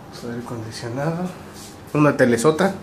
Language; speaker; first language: Spanish; native; Spanish